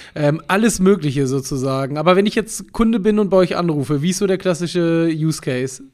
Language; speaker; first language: German; native; German